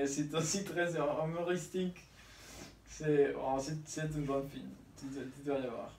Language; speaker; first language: French; non-native, learner; Spanish